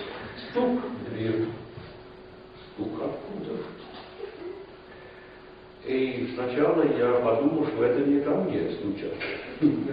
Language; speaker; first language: Russian; non-native, fluent; English